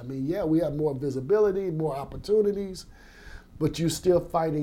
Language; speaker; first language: English; native; English